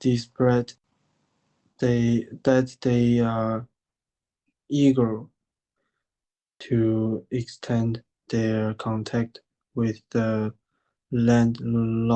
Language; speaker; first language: English; non-native, learner; Chinese